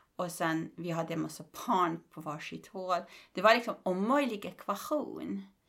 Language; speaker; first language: Swedish; non-native, fluent; Persian